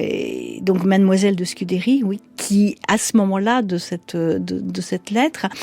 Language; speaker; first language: French; native; French